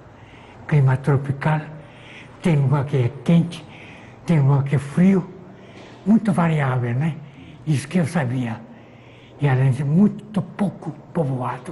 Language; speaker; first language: Portuguese; non-native, fluent; Korean